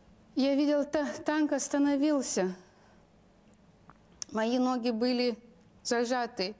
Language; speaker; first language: Russian; non-native, local second language; Lithuanian